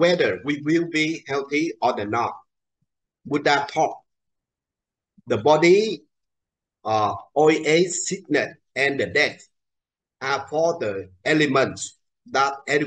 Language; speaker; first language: English; non-native, learner; Vietnamese